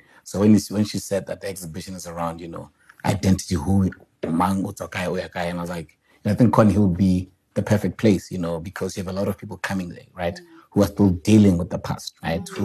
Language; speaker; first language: English; non-native, local second language; Northern Sotho